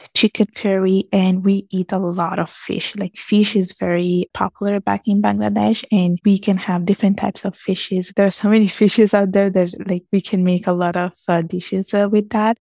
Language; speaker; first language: English; early bilingual, heritage; Italian